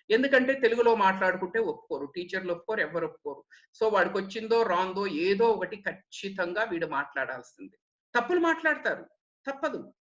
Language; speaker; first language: Telugu; native; Telugu